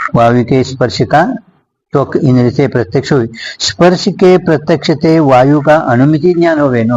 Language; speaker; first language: Hindi; non-native, local second language; Kannada